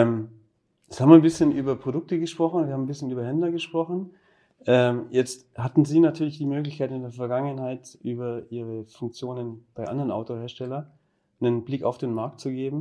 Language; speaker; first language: German; native; German